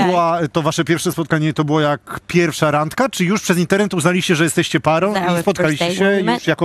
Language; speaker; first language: Polish; native; Polish